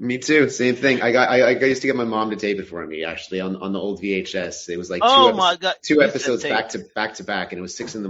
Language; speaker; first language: English; native; English